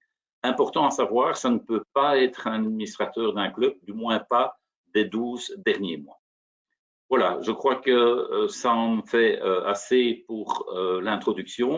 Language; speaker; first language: French; native; French